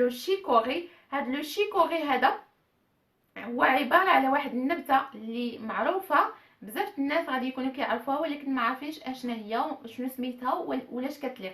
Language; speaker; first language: Arabic; native; Arabic